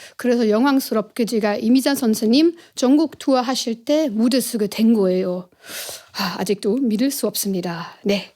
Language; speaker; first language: Korean; non-native, fluent; German